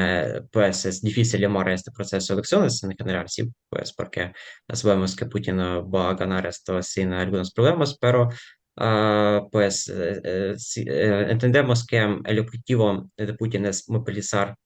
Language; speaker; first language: Spanish; non-native, fluent; Ukrainian